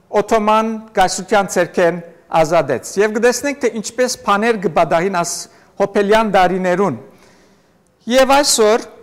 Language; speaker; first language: Armenian; native; Armenian